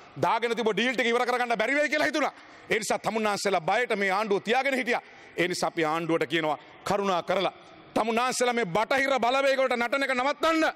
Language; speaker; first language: Sinhala; native; Sinhala